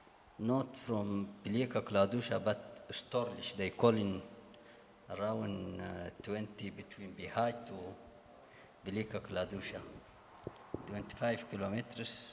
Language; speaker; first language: English; non-native, learner; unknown